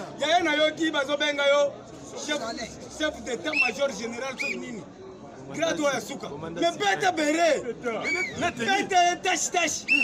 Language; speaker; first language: Lingala; non-native, local second language; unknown